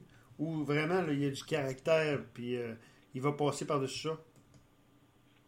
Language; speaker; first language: French; native; French